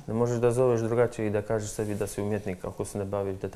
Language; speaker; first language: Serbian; non-native, local second language; Albanian